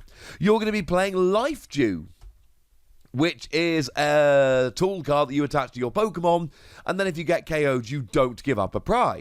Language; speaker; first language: English; native; English